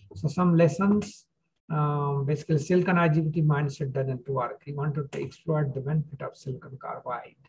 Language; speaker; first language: English; non-native, local second language; Hindi